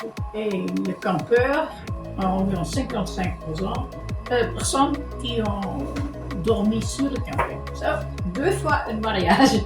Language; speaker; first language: French; non-native, learner; Dutch